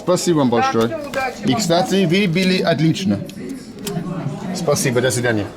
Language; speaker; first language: Russian; non-native, learner; English